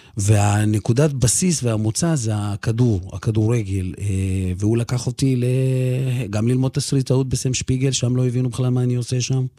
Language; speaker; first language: Hebrew; early bilingual, other home language; Russian